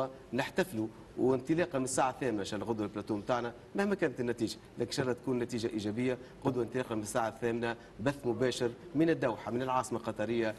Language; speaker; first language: Arabic; native; Arabic